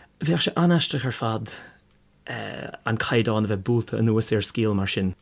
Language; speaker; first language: Irish; native; Irish